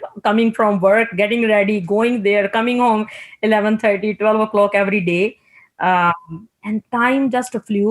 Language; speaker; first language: English; non-native, local second language; Punjabi